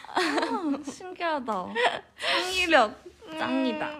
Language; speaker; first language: Korean; non-native, fluent; Cantonese